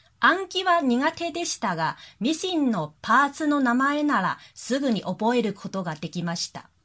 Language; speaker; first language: Japanese; non-native, fluent; Chinese